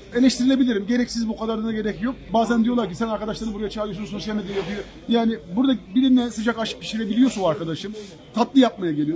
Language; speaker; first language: Turkish; native; Turkish